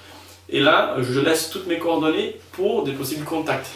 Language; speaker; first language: French; non-native, fluent; Spanish